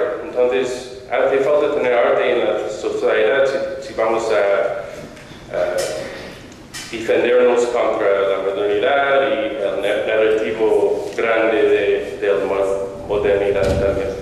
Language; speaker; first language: Spanish; non-native, fluent; English